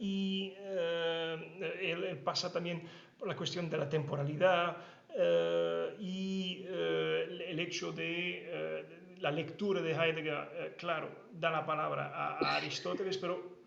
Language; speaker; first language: Spanish; non-native, fluent; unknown